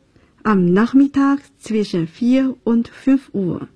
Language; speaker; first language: German; non-native, fluent; Chinese